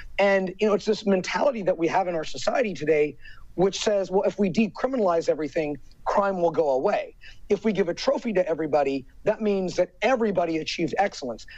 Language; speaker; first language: English; native; English